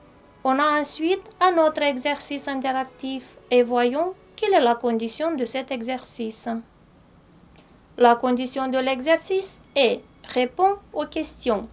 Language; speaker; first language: French; non-native, fluent; Romanian